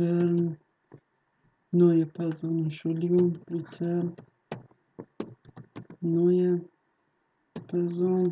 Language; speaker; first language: German; non-native, learner; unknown